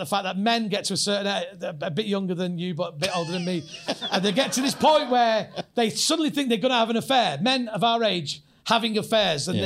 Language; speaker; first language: English; native; English